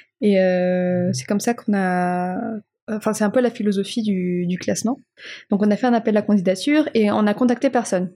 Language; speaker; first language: French; non-native, local second language; Malagasy